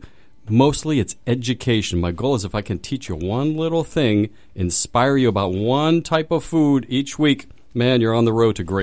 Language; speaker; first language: English; native; English